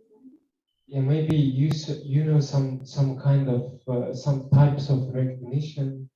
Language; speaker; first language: English; non-native, fluent; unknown